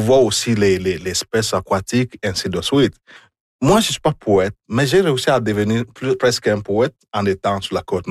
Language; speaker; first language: French; non-native, fluent; Igbo